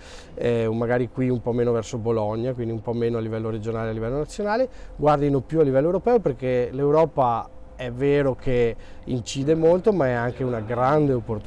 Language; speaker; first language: Italian; native; Italian